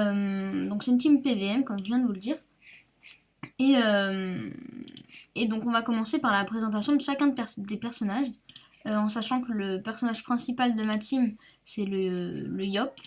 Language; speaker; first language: French; native; French